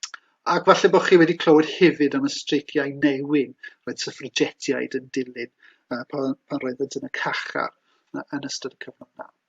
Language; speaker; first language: Welsh; native; Welsh